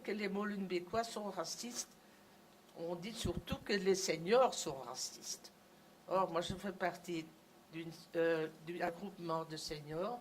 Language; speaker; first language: French; non-native, local second language; Dutch